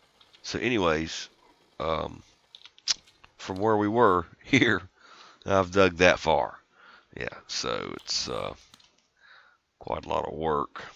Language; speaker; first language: English; native; English